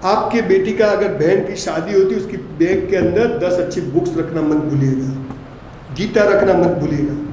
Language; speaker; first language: Hindi; non-native, local second language; Gujarati